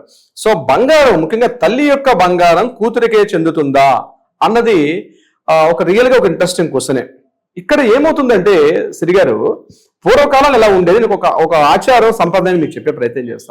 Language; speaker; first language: Telugu; native; Telugu